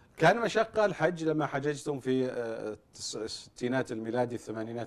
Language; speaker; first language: Arabic; native; Arabic